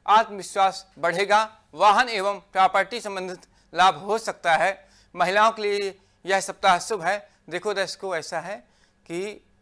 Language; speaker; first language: Hindi; native; Hindi